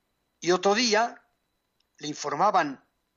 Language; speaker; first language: Spanish; native; Spanish